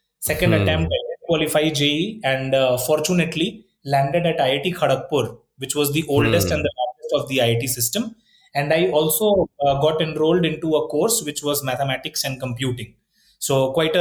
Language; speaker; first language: English; non-native, local second language; Hindi